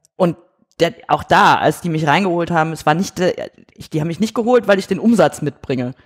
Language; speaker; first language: German; native; German